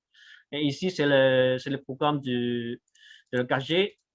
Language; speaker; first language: French; non-native, fluent; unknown